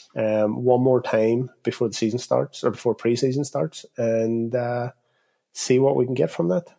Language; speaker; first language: English; native; English